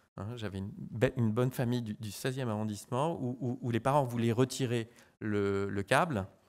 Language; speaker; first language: French; native; French